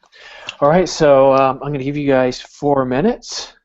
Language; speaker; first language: English; native; English